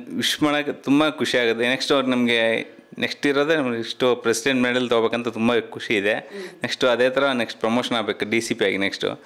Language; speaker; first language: Kannada; native; Kannada